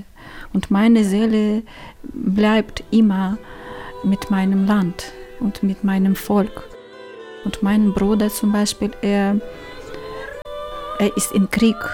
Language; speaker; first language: German; non-native, learner; Ukrainian